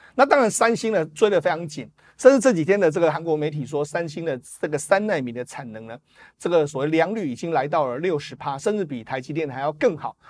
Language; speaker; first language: Chinese; native; Chinese